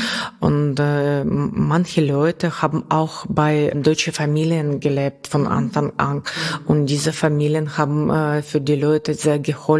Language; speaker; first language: German; non-native, fluent; Russian